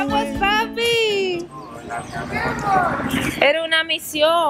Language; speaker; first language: Spanish; native; Spanish